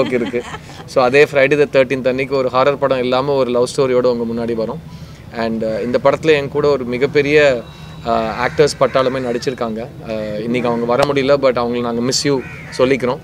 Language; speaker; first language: Tamil; native; Tamil